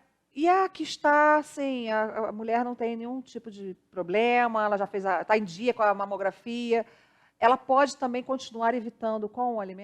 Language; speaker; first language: Portuguese; native; Portuguese